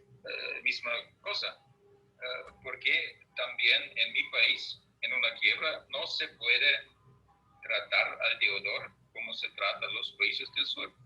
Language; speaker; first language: Spanish; non-native, fluent; German